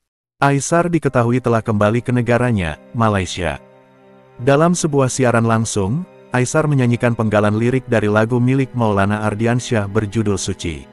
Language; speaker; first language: Indonesian; native; Indonesian